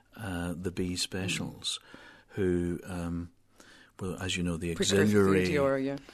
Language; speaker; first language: English; native; English